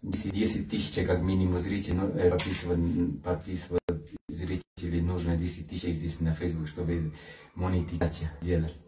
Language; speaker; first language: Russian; non-native, learner; Spanish